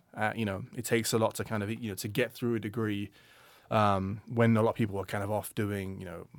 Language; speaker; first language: English; native; English